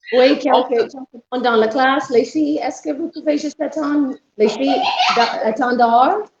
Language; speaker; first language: French; non-native, local second language; English